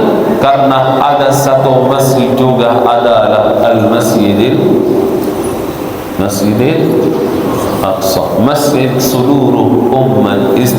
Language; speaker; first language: Indonesian; non-native, fluent; Arabic